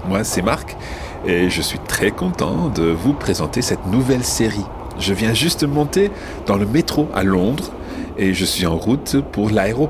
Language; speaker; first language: French; non-native, fluent; English